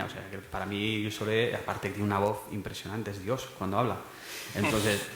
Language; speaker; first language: Spanish; native; Spanish